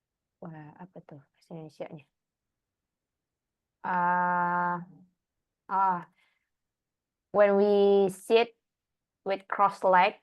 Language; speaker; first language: English; non-native, learner; Indonesian